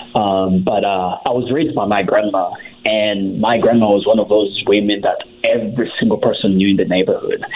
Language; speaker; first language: English; early bilingual, other home language; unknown